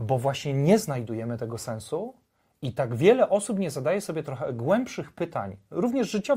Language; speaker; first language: Polish; native; Polish